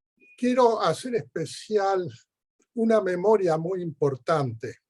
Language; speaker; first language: Spanish; early bilingual, heritage; Spanish